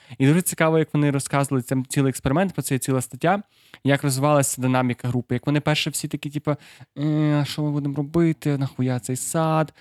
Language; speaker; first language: Ukrainian; non-native, local second language; Russian